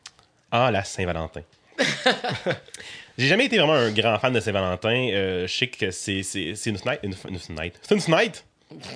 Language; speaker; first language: French; native; French